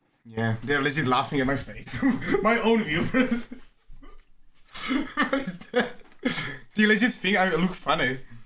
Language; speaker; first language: English; non-native, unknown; Czech